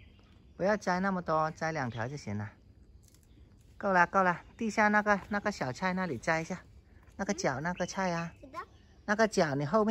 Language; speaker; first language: Cantonese; native; Cantonese